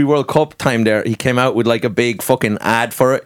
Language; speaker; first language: English; native; English